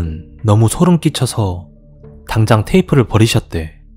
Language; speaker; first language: Korean; native; Korean